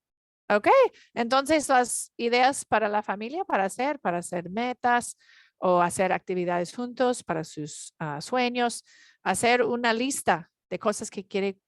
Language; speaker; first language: Spanish; non-native, learner; English